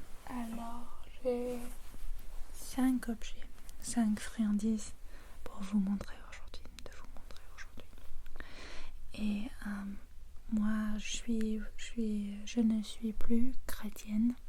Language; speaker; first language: French; non-native, fluent; English